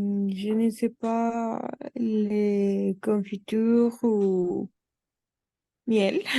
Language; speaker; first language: French; non-native, learner; Spanish